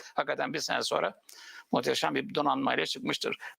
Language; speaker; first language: Turkish; native; Turkish